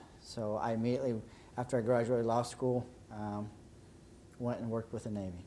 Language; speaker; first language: English; native; English